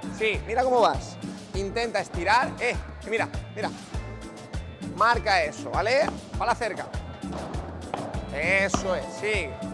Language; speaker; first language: Spanish; native; Spanish